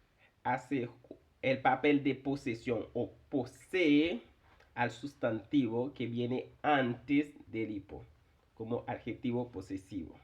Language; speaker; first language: Spanish; non-native, fluent; Haitian Creole